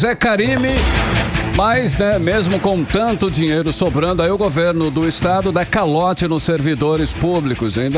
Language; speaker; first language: Portuguese; native; Portuguese